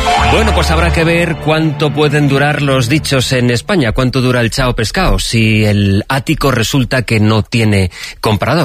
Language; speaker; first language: Spanish; native; Spanish